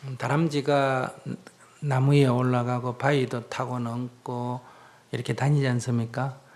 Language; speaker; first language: Korean; native; Korean